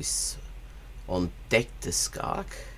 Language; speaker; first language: Dutch; non-native, learner; English